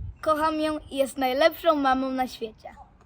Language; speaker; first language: Polish; early bilingual, heritage; Polish